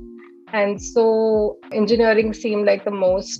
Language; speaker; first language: English; non-native, local second language; Hindi